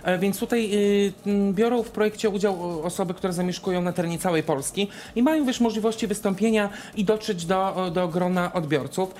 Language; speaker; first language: Polish; native; Polish